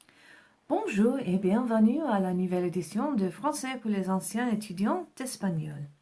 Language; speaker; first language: French; non-native, fluent; English